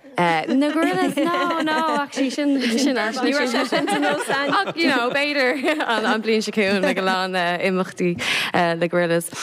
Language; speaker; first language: Irish; non-native, local second language; English